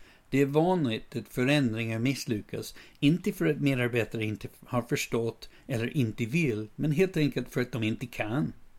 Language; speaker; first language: Swedish; non-native, fluent; English